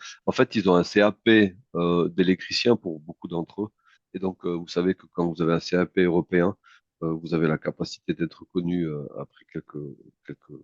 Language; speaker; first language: French; native; French